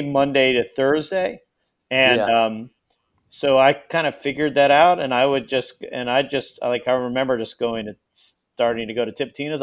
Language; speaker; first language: English; native; English